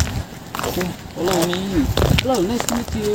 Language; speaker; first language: English; non-native, learner; Indonesian